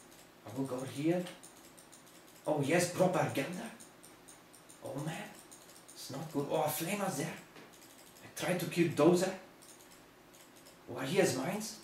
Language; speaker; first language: English; non-native, learner; German